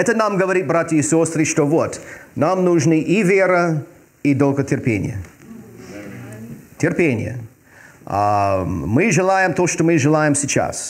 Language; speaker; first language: Russian; non-native, fluent; English